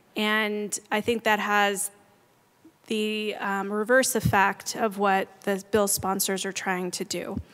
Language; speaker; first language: English; native; English